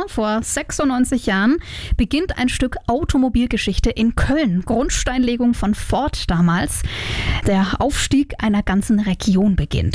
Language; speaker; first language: German; native; German